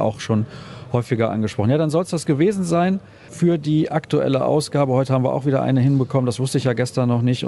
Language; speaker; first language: German; native; German